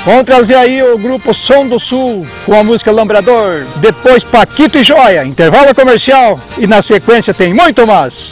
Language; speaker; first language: Portuguese; native; Portuguese